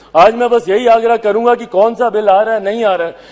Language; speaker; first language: Hindi; native; Hindi